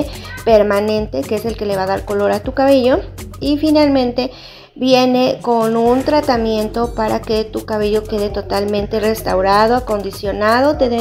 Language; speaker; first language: Spanish; native; Spanish